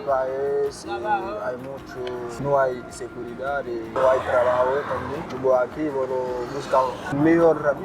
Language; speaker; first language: Spanish; non-native, learner; Haitian Creole